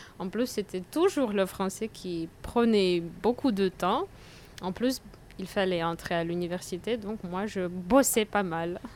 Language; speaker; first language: French; non-native, fluent; Russian